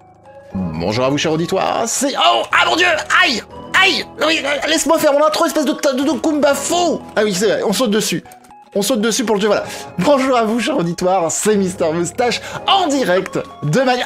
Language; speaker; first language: French; native; French